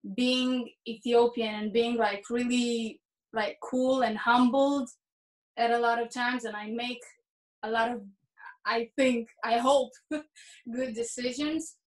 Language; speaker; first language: English; early bilingual, heritage; Hebrew